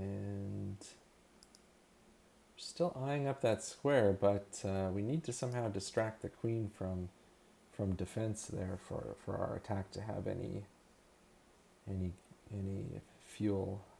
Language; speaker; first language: English; native; English